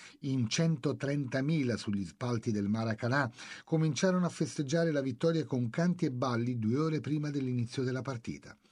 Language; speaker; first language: Italian; native; Italian